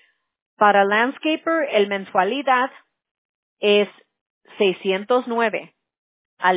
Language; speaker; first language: Spanish; early bilingual, heritage; Spanish